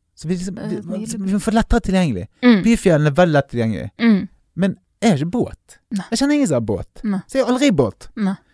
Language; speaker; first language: Norwegian; native; Norwegian